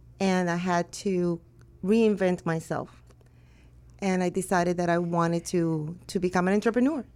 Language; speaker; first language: English; early bilingual, other home language; Spanish